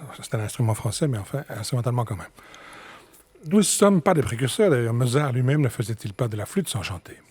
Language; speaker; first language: French; native; French